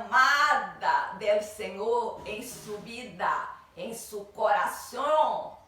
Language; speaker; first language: Spanish; non-native, learner; Portuguese